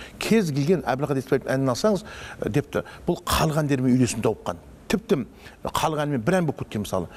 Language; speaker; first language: Kazakh; native; Kazakh